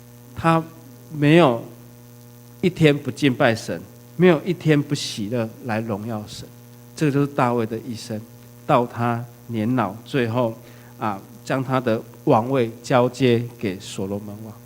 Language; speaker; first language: Chinese; native; Chinese